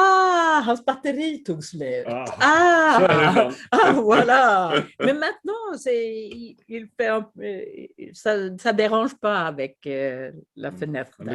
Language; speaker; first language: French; non-native, fluent; Swedish